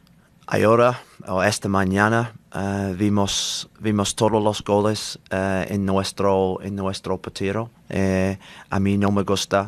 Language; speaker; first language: Spanish; non-native, learner; English